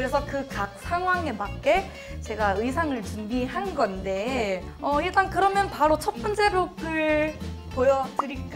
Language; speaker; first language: Korean; non-native, fluent; Thai